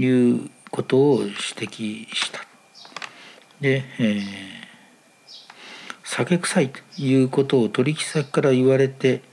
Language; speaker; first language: Japanese; native; Japanese